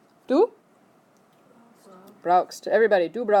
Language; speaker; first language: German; non-native, fluent; English